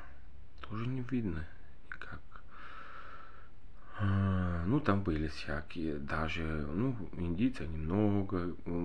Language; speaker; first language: Russian; non-native, learner; Bulgarian